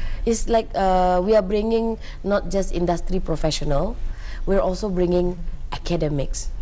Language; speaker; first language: English; non-native, local second language; Malay